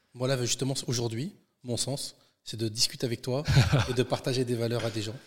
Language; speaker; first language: French; native; French